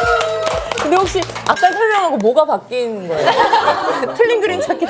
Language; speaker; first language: Korean; native; Korean